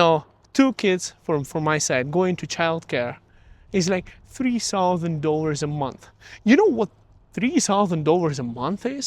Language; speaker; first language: English; early bilingual, other home language; Russian